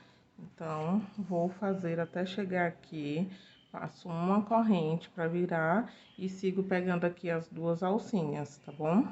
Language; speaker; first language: Portuguese; native; Portuguese